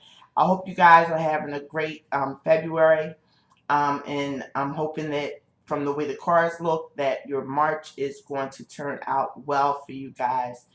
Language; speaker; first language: English; native; English